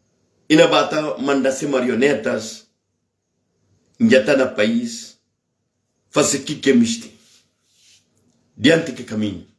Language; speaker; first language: Portuguese; non-native, local second language; Upper Guinea Crioulo